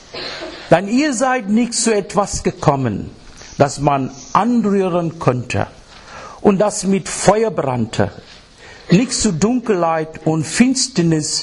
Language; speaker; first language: German; non-native, fluent; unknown